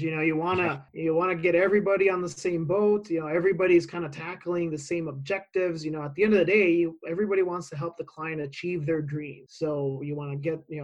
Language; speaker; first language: English; non-native, fluent; Spanish